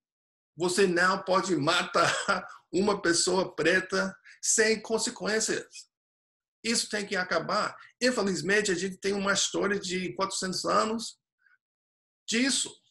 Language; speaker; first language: Portuguese; non-native, fluent; English